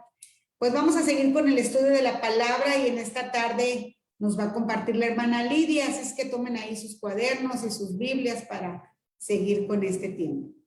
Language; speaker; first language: Spanish; native; Spanish